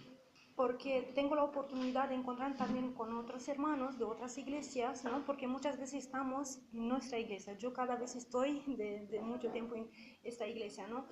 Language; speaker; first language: Spanish; non-native, fluent; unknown